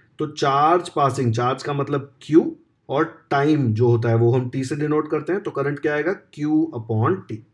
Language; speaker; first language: Hindi; non-native, local second language; Marathi